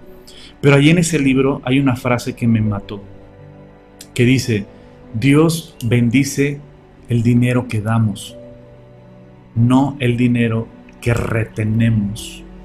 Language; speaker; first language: Spanish; native; Spanish